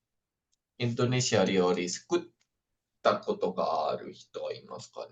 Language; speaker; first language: Japanese; non-native, fluent; Indonesian